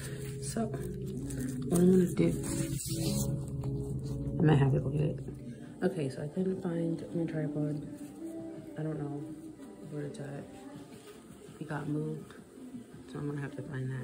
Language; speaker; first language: English; native; English